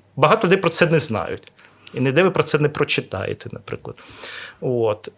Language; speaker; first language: Ukrainian; non-native, local second language; Russian